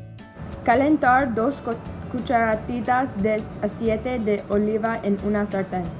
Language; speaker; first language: Spanish; non-native, learner; English